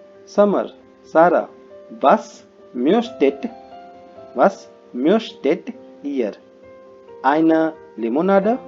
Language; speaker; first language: German; non-native, fluent; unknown